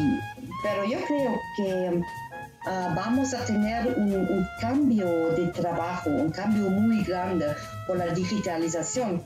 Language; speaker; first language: Spanish; non-native, learner; German